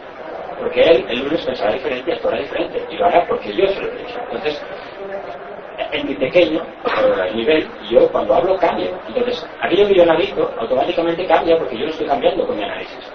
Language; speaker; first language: Spanish; native; Spanish